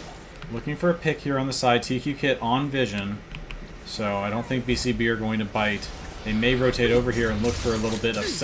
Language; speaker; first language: English; native; English